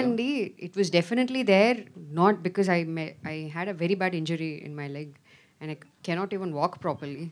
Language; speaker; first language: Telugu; non-native, learner; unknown